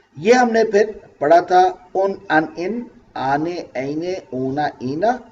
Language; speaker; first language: Urdu; native; Urdu